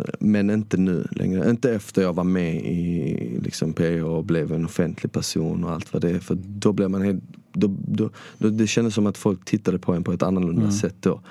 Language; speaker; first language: Swedish; early bilingual, other home language; Bosnian